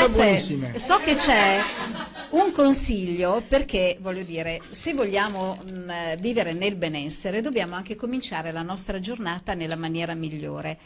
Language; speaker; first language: Italian; native; Italian